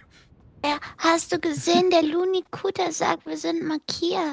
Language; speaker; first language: German; native; German